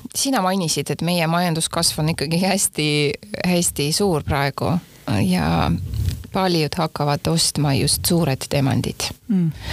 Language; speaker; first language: Estonian; non-native, local second language; Russian